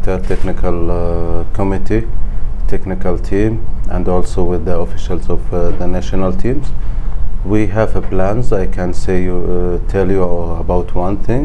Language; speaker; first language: English; non-native, learner; Arabic